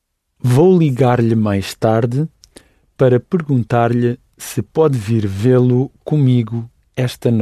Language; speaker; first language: Portuguese; non-native, learner; English